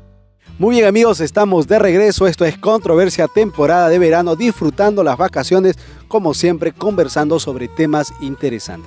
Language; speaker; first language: Spanish; native; Spanish